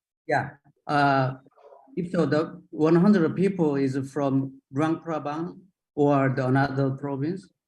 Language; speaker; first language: English; non-native, learner; Japanese